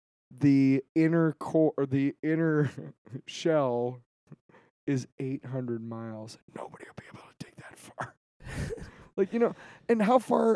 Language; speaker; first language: English; native; English